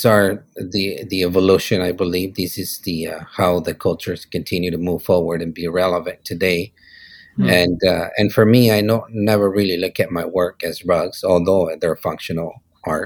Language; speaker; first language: English; non-native, fluent; Spanish